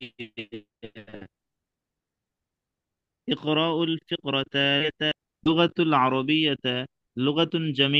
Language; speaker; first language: Arabic; non-native, learner; Bangla